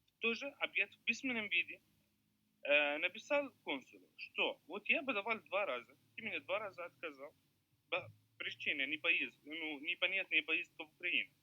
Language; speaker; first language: Russian; non-native, learner; Arabic